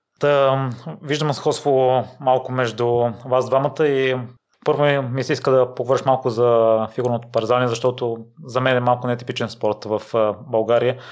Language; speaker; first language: Bulgarian; native; Bulgarian